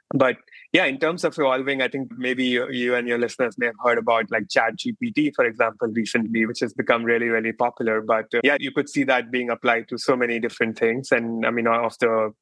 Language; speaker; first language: English; non-native, local second language; Hindi